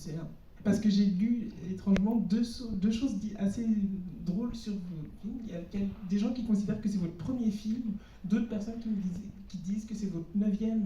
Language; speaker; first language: French; native; French